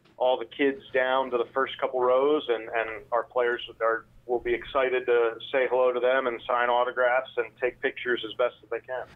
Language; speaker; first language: English; native; English